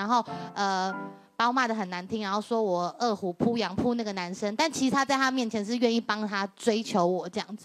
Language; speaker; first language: Chinese; native; Chinese